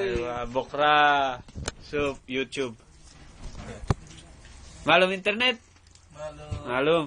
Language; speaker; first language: Arabic; non-native, learner; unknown